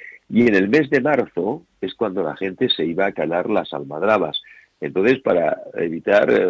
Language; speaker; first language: Spanish; native; Spanish